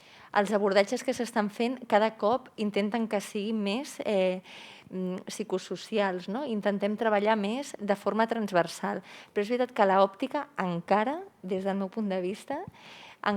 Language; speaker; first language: Catalan; native; Catalan